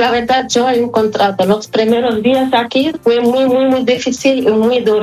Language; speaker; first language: Spanish; non-native, fluent; Arabic